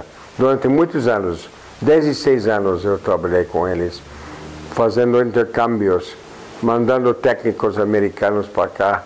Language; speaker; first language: Portuguese; non-native, fluent; English